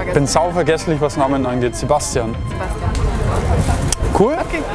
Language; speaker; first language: German; native; German